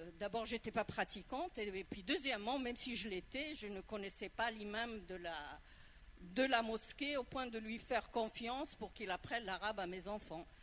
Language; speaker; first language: French; non-native, local second language; Arabic